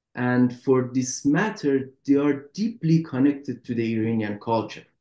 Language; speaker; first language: English; non-native, fluent; Persian